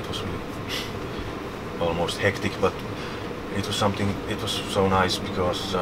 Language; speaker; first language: English; non-native, fluent; Finnish